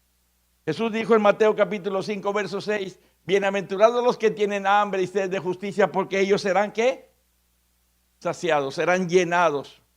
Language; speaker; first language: Spanish; native; Spanish